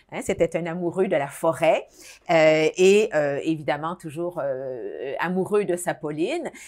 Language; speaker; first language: French; native; French